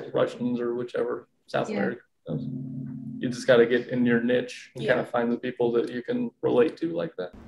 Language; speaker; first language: English; native; English